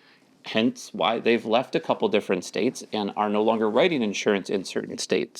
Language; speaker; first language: English; native; English